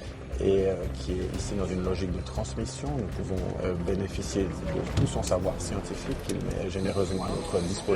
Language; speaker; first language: French; native; French